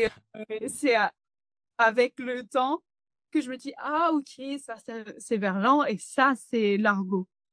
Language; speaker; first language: French; non-native, fluent; English